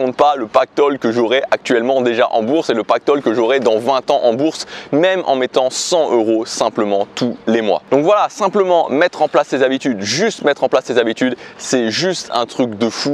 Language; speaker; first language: French; native; French